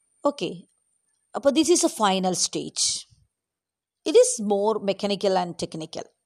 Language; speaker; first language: English; non-native, local second language; Malayalam